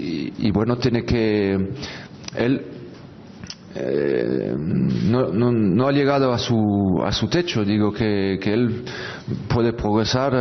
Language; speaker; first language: Spanish; non-native, fluent; French